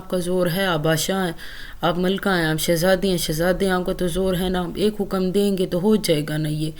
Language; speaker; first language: Urdu; native; Urdu